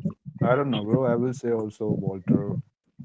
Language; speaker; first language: English; non-native, local second language; Hindi